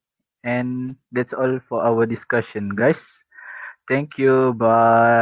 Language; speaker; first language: English; non-native, local second language; Malay